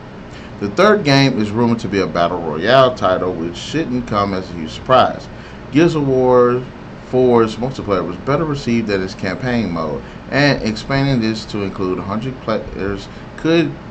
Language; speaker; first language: English; native; English